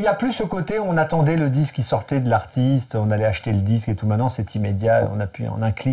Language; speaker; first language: French; native; French